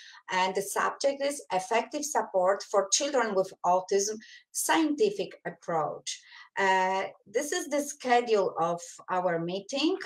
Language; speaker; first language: English; non-native, fluent; Polish